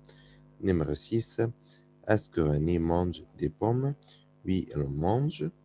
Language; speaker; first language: French; non-native, fluent; Arabic